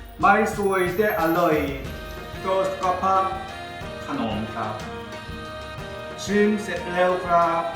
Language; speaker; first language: Thai; non-native, learner; Korean